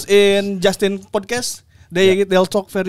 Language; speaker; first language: English; non-native, learner; Indonesian